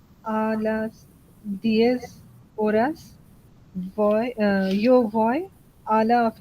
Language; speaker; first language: Spanish; non-native, learner; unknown